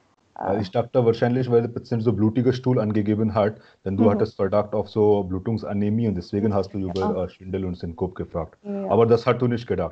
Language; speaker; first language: German; non-native, fluent; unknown